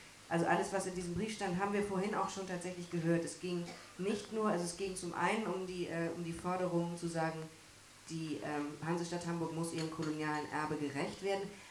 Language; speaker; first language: German; native; German